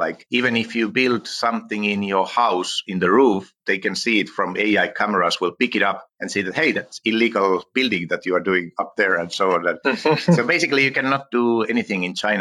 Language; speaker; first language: English; non-native, fluent; Finnish